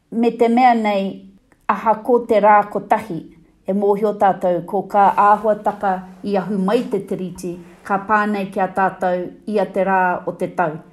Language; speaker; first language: Māori; non-native, local second language; English